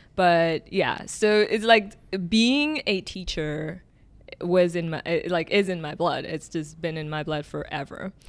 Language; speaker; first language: English; early bilingual, other home language; Arabic